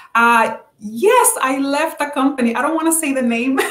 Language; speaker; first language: English; non-native, fluent; Spanish